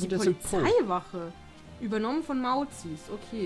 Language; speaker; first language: German; native; German